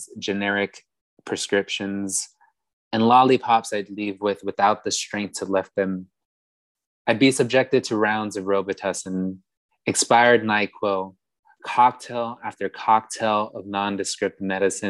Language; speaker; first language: English; native; English